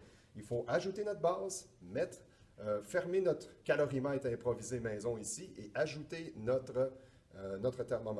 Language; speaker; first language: French; native; French